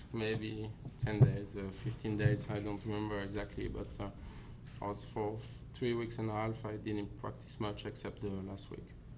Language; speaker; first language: English; non-native, fluent; French